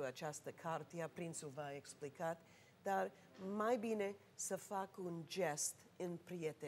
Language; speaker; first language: Romanian; non-native, learner; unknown